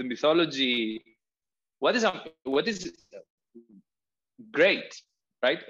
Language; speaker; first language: English; non-native, fluent; Greek